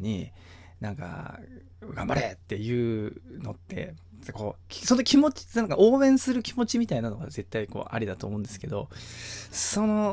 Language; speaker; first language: Japanese; native; Japanese